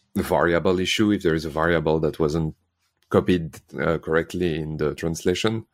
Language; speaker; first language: English; non-native, fluent; French